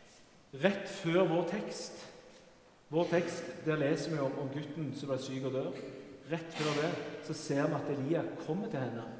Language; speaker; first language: Norwegian; native; Norwegian